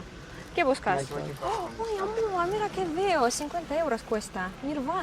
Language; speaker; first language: Spanish; non-native, fluent; Russian